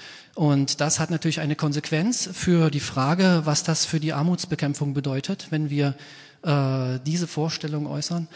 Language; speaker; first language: German; native; German